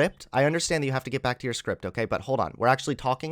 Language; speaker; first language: English; native; English